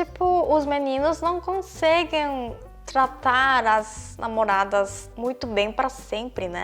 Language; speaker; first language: Portuguese; non-native, fluent; Korean